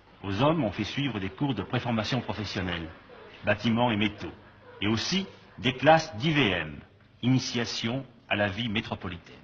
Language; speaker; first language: French; native; French